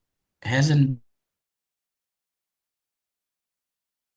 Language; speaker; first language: English; non-native, fluent; Indonesian